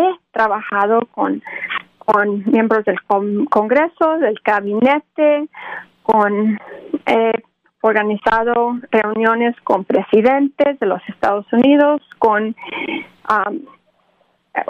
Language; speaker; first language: Spanish; early bilingual, other home language; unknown